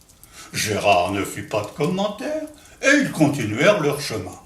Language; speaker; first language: French; native; French